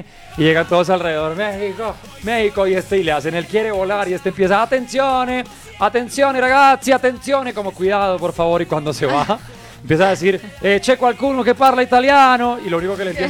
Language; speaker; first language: Spanish; native; Spanish